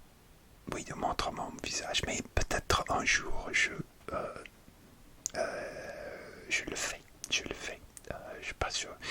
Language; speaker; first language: French; non-native, learner; English